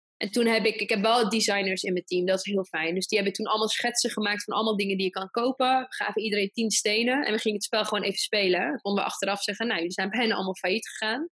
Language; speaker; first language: Dutch; early bilingual, other home language; Persian